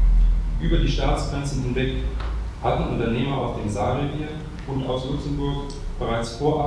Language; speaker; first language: German; native; German